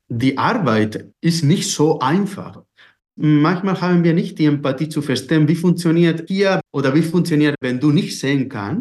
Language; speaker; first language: German; non-native, fluent; Spanish